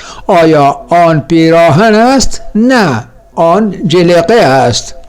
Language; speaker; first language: Persian; non-native, fluent; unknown